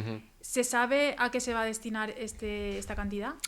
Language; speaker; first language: Spanish; native; Spanish